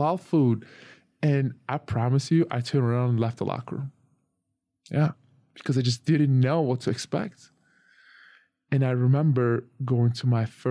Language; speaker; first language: English; non-native, fluent; Turkish